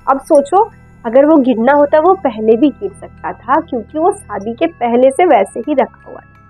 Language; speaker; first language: Hindi; non-native, local second language; Bangla